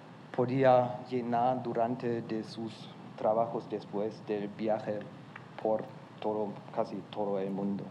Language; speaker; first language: Spanish; non-native, fluent; German